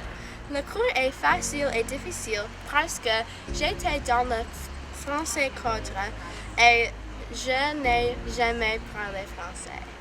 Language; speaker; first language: French; non-native, learner; English